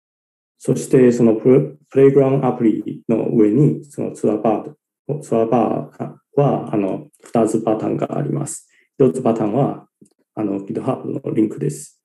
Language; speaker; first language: Japanese; non-native, learner; Chinese